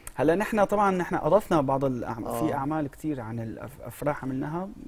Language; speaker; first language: Arabic; native; Arabic